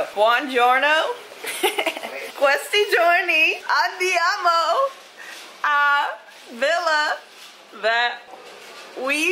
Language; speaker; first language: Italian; non-native, learner; English